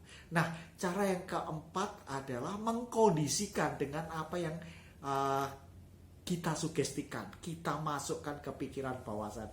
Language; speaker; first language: Indonesian; native; Indonesian